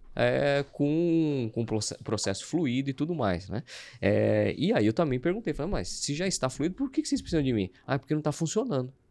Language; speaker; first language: Portuguese; native; Portuguese